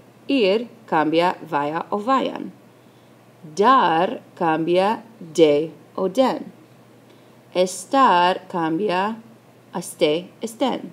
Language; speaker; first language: Spanish; non-native, fluent; English